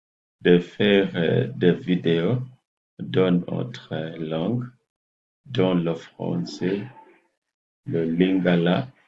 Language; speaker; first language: French; non-native, fluent; English